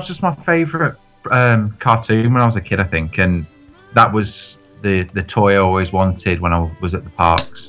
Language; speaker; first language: English; native; English